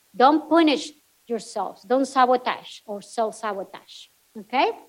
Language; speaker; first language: English; non-native, fluent; Spanish